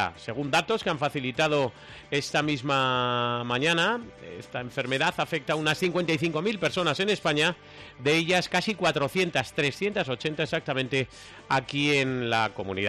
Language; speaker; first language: Spanish; native; Spanish